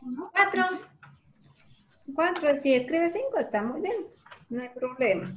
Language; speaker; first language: Spanish; native; Spanish